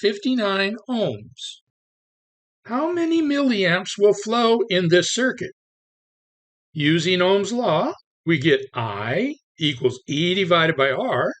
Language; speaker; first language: English; native; English